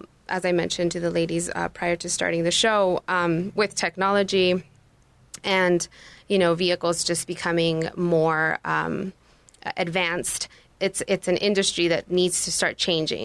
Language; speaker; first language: English; non-native, fluent; Spanish